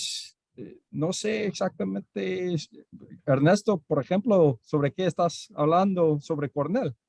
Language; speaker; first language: Spanish; non-native, fluent; English